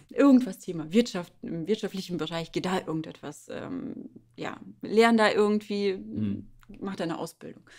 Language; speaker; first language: German; early bilingual, other home language; Russian